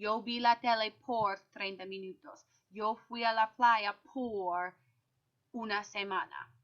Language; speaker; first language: Spanish; non-native, fluent; English